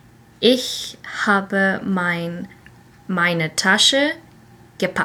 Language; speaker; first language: German; non-native, learner; English